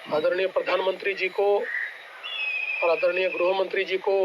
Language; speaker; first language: Hindi; non-native, local second language; Marathi